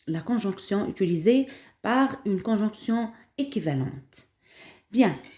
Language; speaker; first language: French; non-native, local second language; Arabic